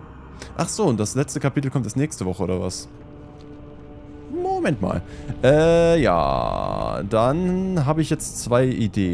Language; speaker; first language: German; native; German